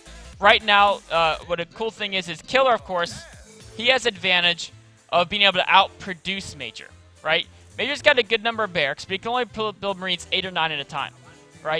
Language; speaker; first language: English; native; English